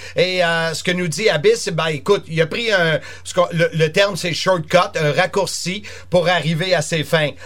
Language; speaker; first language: French; native; French